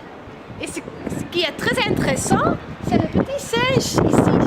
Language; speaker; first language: French; non-native, learner; Dutch